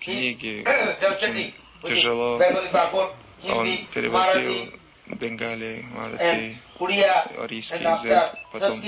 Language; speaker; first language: Russian; non-native, learner; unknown